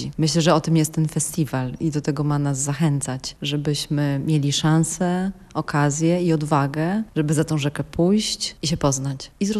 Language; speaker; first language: Polish; native; Polish